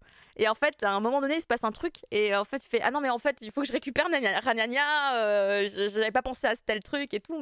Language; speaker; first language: French; native; French